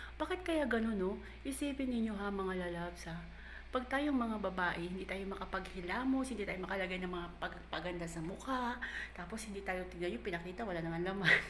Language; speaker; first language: Filipino; non-native, local second language; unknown